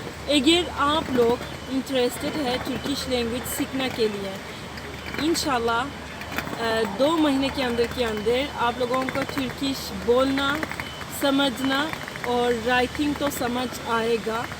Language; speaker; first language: Hindi; non-native, fluent; Turkish